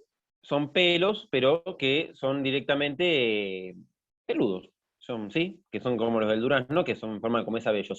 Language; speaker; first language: Spanish; native; Spanish